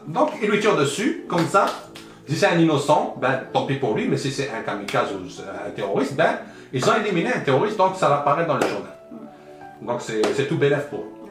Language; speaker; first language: French; early bilingual, other home language; Arabic